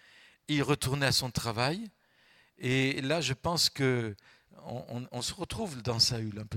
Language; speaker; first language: French; native; French